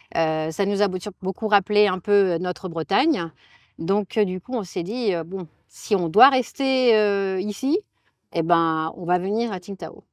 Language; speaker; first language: French; native; French